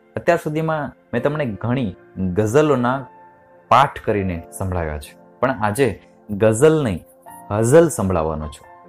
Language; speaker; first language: Gujarati; native; Gujarati